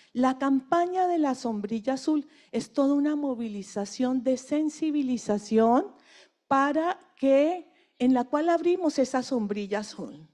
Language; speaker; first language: Spanish; native; Spanish